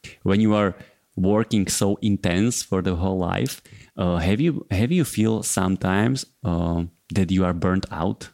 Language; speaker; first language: English; non-native, fluent; Slovak